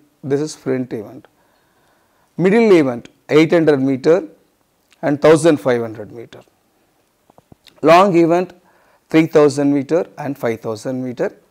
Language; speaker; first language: English; non-native, local second language; Tamil